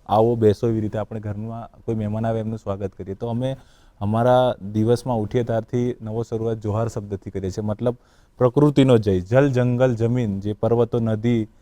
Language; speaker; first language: Gujarati; non-native, local second language; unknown